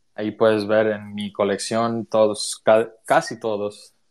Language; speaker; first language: Spanish; early bilingual, other home language; English